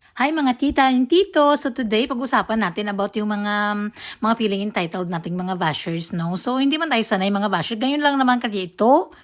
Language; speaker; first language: Filipino; non-native, local second language; Hiligaynon